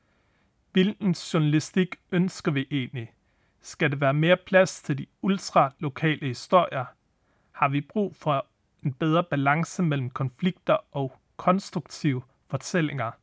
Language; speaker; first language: Danish; native; Danish